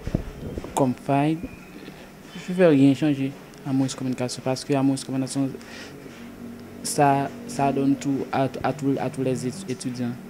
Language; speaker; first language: French; non-native, local second language; Haitian Creole